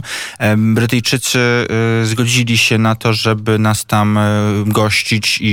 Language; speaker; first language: Polish; native; Polish